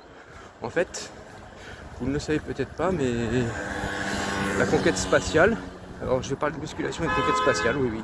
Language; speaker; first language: French; native; French